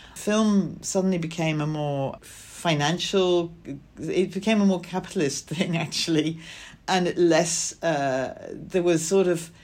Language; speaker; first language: English; native; English